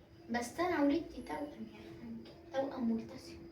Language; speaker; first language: Arabic; native; Arabic